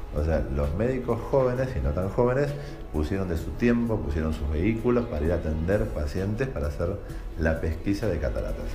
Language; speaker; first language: Spanish; native; Spanish